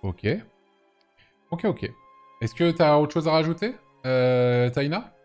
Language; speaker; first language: French; native; French